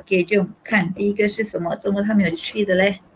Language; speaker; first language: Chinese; non-native, local second language; Malay